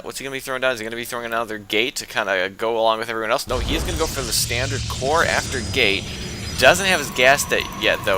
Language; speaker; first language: English; native; English